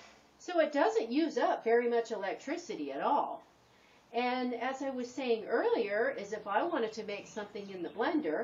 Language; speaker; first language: English; native; English